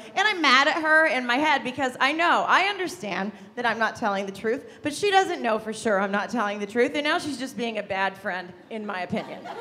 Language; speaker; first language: English; native; English